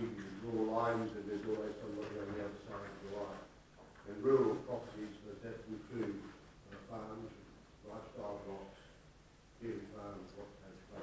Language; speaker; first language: English; native; English